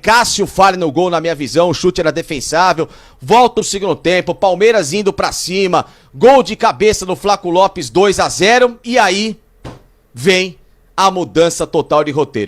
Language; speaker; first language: Portuguese; native; Portuguese